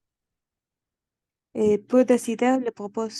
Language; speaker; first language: French; non-native, learner; Spanish